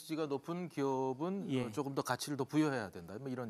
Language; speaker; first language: Korean; native; Korean